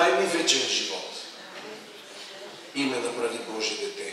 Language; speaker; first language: Bulgarian; native; Bulgarian